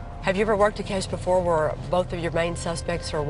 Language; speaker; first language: English; native; English